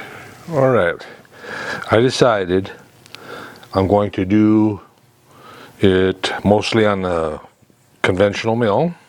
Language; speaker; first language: English; native; English